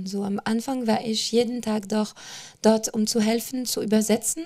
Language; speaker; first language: German; non-native, fluent; French